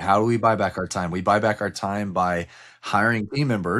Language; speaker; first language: English; native; English